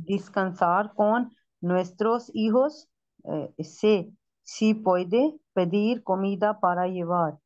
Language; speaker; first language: Spanish; non-native, learner; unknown